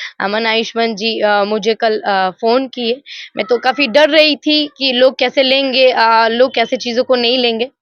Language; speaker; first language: Hindi; non-native, local second language; Bangla